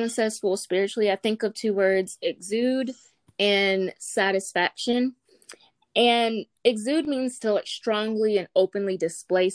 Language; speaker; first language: English; native; English